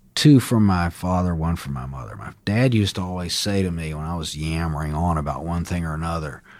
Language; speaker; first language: English; native; English